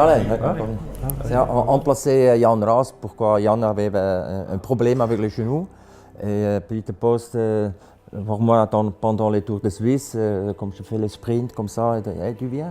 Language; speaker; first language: French; non-native, local second language; German